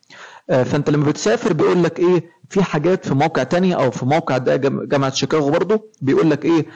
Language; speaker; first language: Arabic; native; Arabic